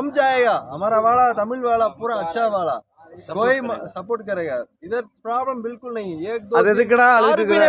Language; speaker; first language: Hindi; non-native, local second language; Tamil